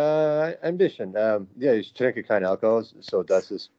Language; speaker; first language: German; non-native, learner; English